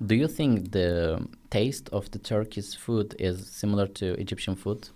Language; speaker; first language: English; non-native, fluent; Turkish